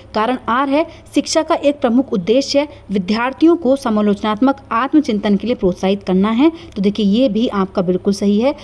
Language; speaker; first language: Hindi; native; Hindi